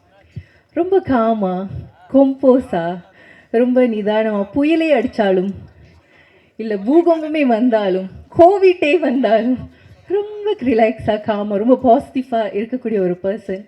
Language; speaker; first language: Tamil; native; Tamil